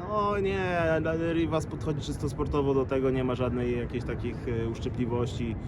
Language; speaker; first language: Polish; native; Polish